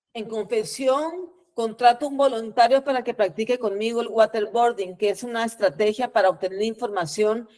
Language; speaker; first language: Spanish; native; Spanish